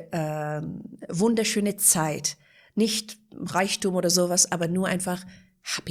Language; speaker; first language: German; non-native, fluent; Persian